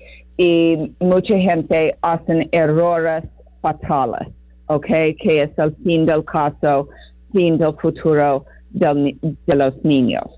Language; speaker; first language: Spanish; non-native, fluent; English